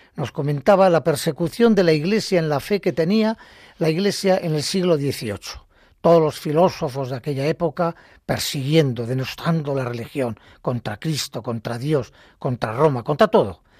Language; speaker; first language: Spanish; native; Spanish